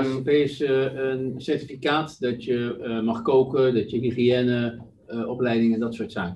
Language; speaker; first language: Dutch; native; Dutch